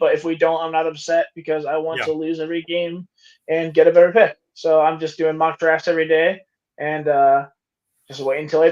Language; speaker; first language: English; native; English